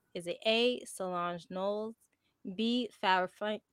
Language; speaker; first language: English; native; English